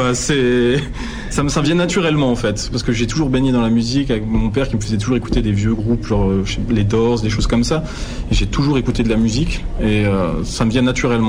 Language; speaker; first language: French; native; French